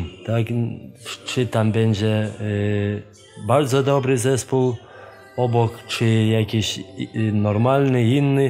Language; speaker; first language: Polish; non-native, fluent; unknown